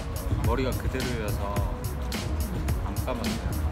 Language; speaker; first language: Korean; non-native, fluent; Swedish